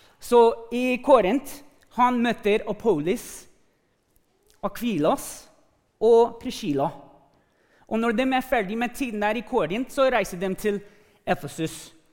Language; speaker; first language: Norwegian; non-native, fluent; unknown